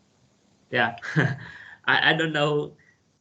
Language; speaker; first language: English; non-native, learner; Vietnamese